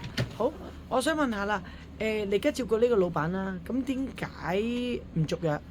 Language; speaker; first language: Cantonese; native; Cantonese